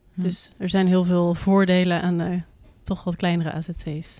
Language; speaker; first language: Dutch; native; Dutch